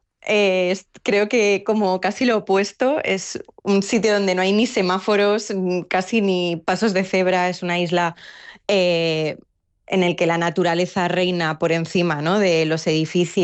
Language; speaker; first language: Spanish; native; Spanish